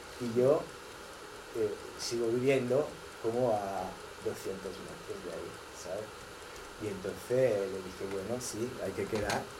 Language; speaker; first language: Spanish; non-native, fluent; Italian